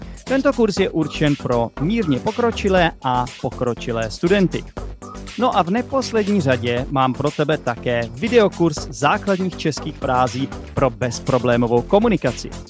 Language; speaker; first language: Czech; native; Czech